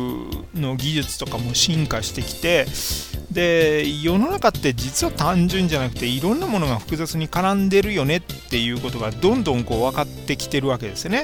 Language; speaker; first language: Japanese; native; Japanese